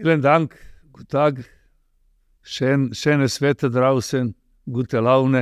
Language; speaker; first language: German; non-native, fluent; Serbian